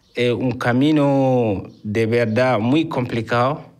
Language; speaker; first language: Spanish; non-native, fluent; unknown